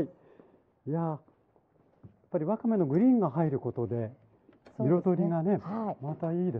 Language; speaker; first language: Japanese; native; Japanese